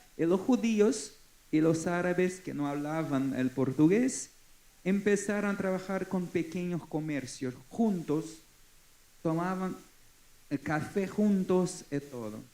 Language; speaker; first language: Spanish; non-native, fluent; Portuguese